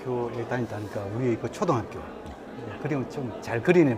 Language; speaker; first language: Korean; native; Korean